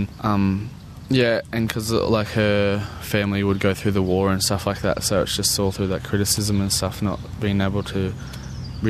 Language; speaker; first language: English; native; English